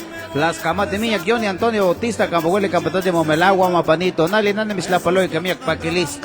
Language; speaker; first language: Spanish; native; Spanish